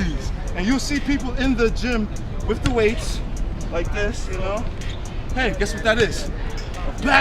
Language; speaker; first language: English; native; English